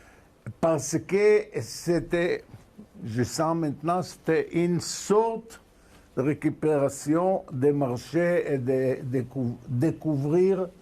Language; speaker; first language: French; non-native, fluent; Hebrew